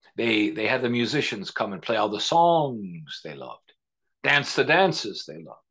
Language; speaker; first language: English; native; English